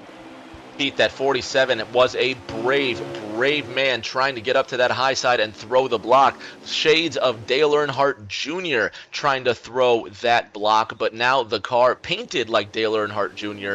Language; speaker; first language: English; native; English